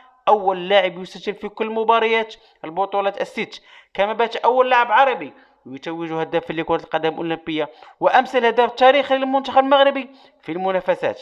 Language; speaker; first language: Arabic; native; Arabic